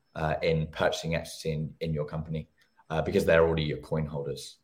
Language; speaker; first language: English; native; English